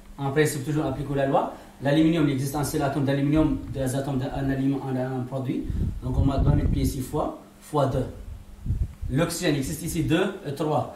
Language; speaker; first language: French; non-native, local second language; Arabic